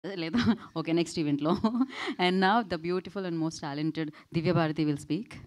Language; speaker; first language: Telugu; native; Telugu